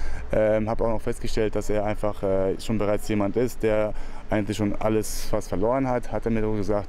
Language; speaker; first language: German; native; German